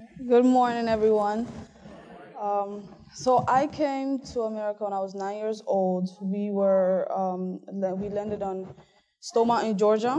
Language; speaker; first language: English; early bilingual, other home language; Somali